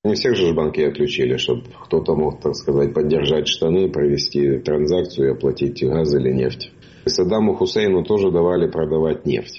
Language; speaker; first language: Russian; native; Russian